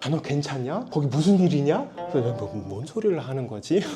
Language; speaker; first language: Korean; non-native, fluent; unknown